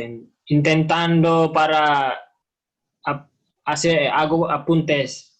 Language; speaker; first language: Spanish; non-native, learner; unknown